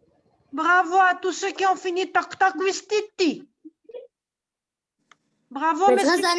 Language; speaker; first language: French; non-native, local second language; Arabic